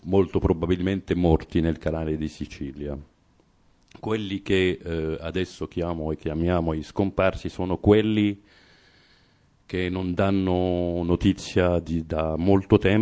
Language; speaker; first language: Italian; non-native, fluent; Arabic